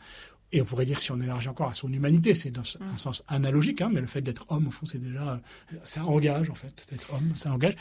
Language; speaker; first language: French; native; French